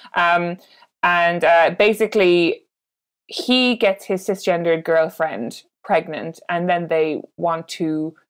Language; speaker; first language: English; native; English